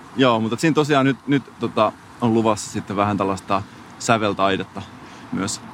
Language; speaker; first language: Finnish; native; Finnish